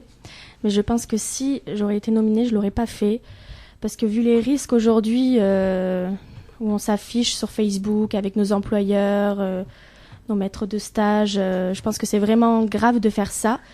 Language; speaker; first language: French; native; French